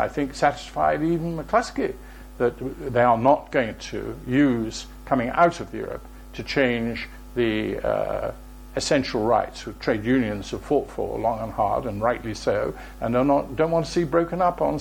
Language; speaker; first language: English; native; English